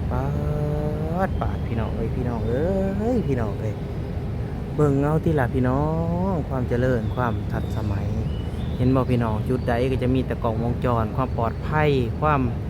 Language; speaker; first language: Thai; native; Thai